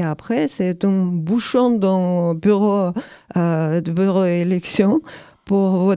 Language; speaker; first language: French; non-native, learner; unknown